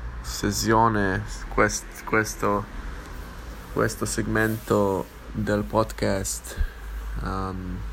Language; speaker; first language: Italian; non-native, learner; English